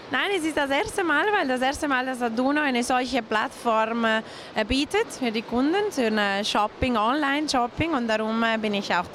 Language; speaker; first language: German; non-native, local second language; Italian